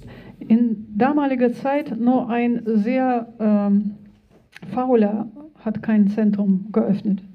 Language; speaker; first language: German; non-native, fluent; Russian